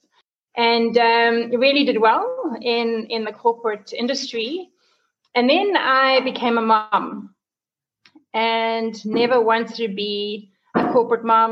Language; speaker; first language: English; native; English